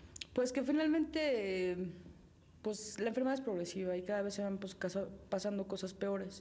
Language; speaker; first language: Spanish; native; Spanish